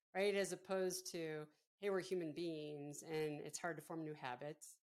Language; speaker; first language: English; native; English